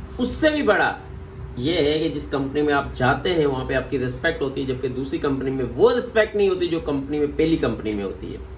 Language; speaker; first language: Urdu; non-native, local second language; Punjabi